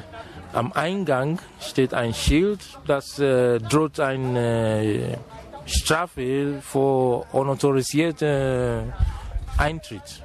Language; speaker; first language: German; non-native, fluent; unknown